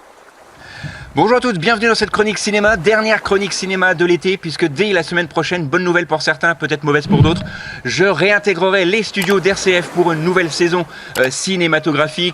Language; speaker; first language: French; native; French